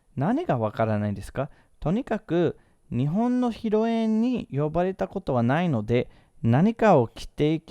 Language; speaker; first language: Japanese; non-native, fluent; English